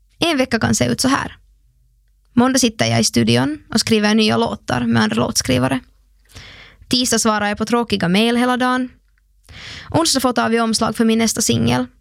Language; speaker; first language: Swedish; native; Swedish